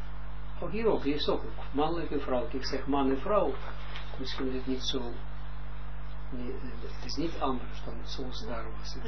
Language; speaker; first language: Dutch; non-native, fluent; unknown